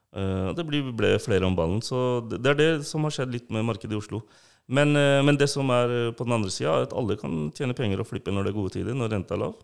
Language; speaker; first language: Norwegian; non-native, local second language; Urdu